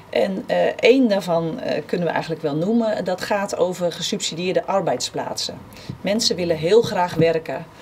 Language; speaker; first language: Dutch; native; Dutch